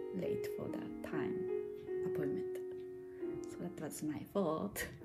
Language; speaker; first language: English; non-native, fluent; Japanese